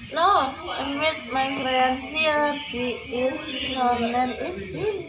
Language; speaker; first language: English; non-native, learner; Indonesian